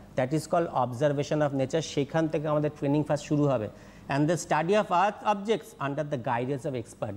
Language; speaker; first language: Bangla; native; Bangla